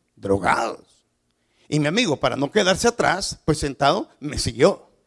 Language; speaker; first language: Spanish; native; Spanish